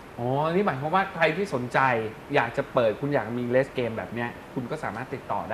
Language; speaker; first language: Thai; native; Thai